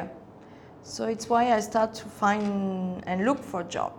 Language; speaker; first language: English; non-native, fluent; Spanish